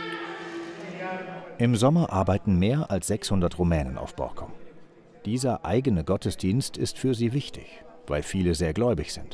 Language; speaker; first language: German; native; German